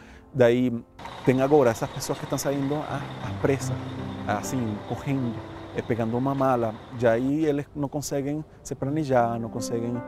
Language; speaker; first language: Portuguese; non-native, fluent; Spanish